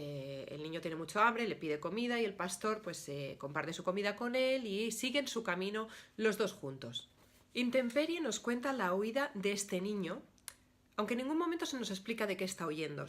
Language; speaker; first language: Spanish; native; Spanish